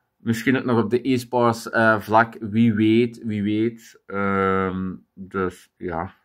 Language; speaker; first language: Dutch; native; Dutch